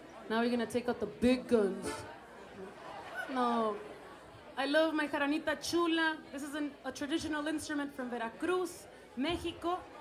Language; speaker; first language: English; early bilingual, other home language; Spanish